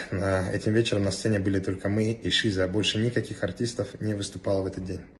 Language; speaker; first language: Russian; non-native, local second language; Kazakh